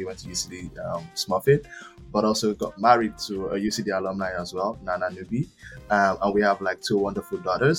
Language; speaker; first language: English; non-native, local second language; Yoruba